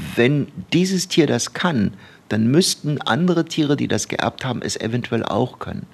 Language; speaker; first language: German; early bilingual, other home language; Turkish